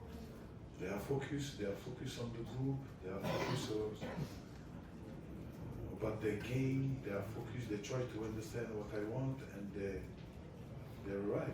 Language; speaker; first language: English; non-native, fluent; French